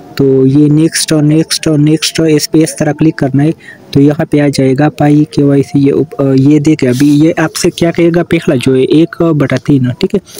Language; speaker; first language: Urdu; non-native, local second language; Pashto